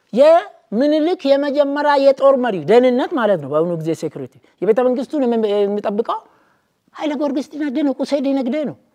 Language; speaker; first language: Amharic; non-native, local second language; Oromo